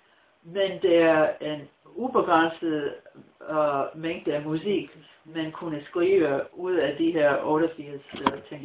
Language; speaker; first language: Danish; non-native, fluent; English